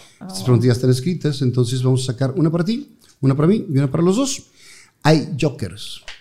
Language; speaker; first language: Spanish; native; Spanish